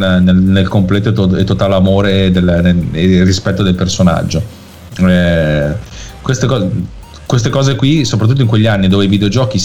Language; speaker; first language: Italian; native; Italian